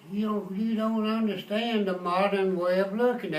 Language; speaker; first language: English; native; English